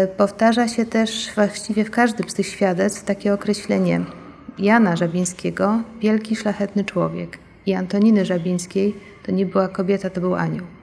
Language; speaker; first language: Polish; native; Polish